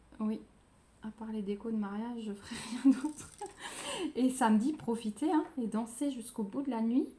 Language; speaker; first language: French; native; French